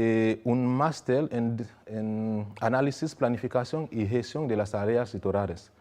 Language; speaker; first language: Spanish; non-native, fluent; Haitian Creole